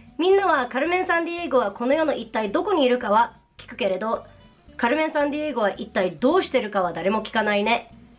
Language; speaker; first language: Japanese; early bilingual, heritage; Japanese